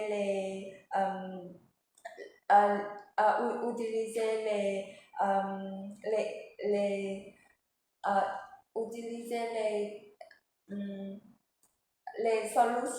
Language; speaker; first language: French; non-native, learner; Vietnamese